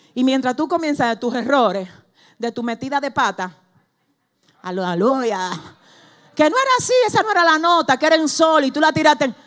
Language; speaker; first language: Spanish; native; Spanish